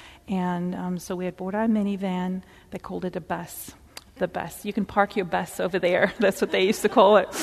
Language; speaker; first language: English; early bilingual, other home language; Dutch